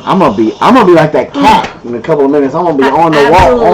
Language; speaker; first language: English; native; English